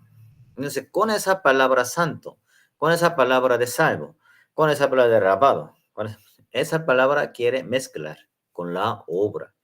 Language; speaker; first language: Spanish; non-native, learner; Korean